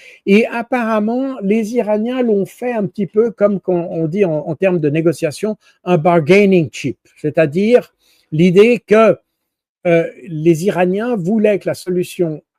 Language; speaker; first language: French; native; French